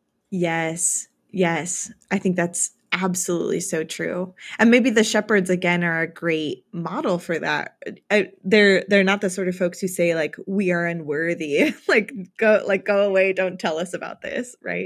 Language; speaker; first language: English; native; English